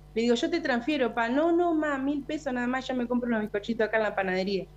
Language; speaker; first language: Spanish; native; Spanish